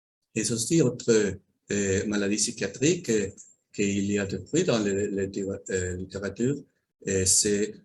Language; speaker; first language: French; non-native, learner; Spanish